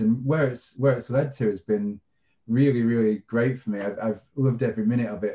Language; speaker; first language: English; native; English